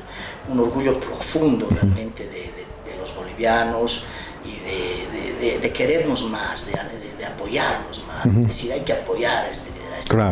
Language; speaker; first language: Spanish; native; Spanish